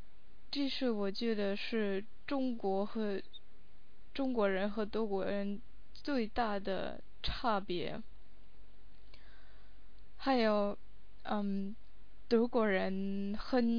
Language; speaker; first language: Chinese; non-native, fluent; English